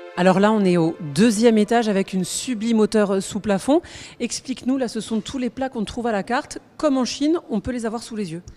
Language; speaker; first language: French; native; French